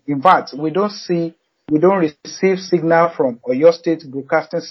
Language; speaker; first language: English; non-native, local second language; Yoruba